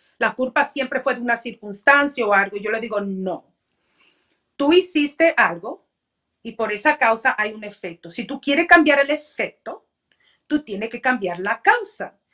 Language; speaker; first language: Spanish; early bilingual, heritage; Spanish